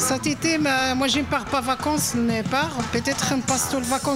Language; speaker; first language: French; non-native, learner; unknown